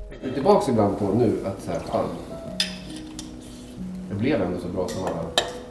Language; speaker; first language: Swedish; native; Swedish